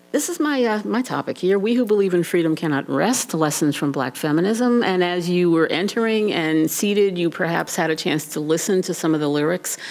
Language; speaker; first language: English; native; English